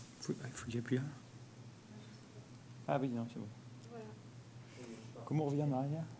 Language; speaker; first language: French; native; French